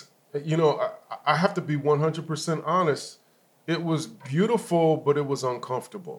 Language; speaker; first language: English; native; English